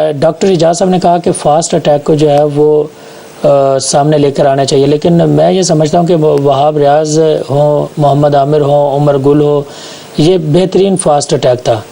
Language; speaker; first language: Urdu; native; Urdu